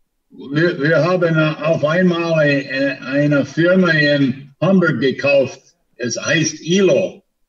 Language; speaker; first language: German; non-native, learner; English